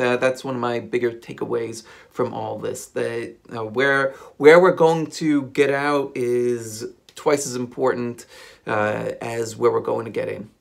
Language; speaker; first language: English; native; English